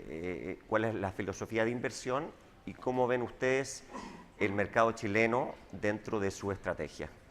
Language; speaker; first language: Spanish; native; Spanish